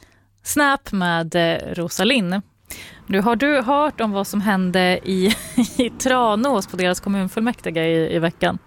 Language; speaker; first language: Swedish; native; Swedish